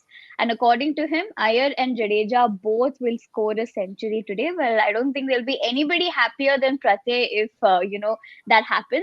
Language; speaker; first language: English; non-native, local second language; Hindi